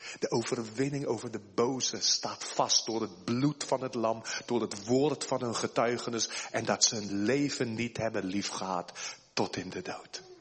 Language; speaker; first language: Dutch; early bilingual, heritage; Dutch